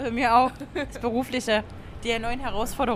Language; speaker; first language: German; native; German